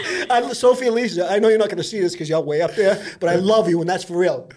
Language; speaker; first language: English; native; English